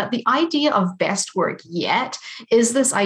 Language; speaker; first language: English; native; English